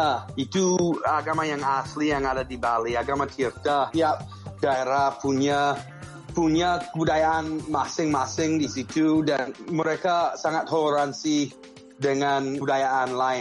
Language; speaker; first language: Indonesian; non-native, fluent; English